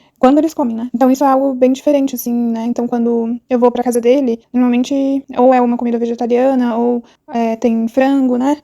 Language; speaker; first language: Portuguese; native; Portuguese